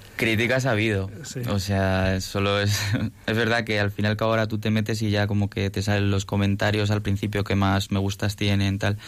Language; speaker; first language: Spanish; native; Spanish